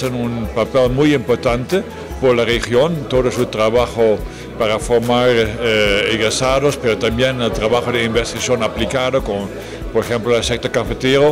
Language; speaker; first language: Spanish; non-native, fluent; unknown